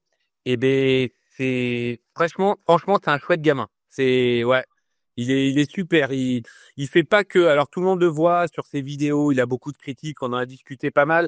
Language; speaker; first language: French; native; French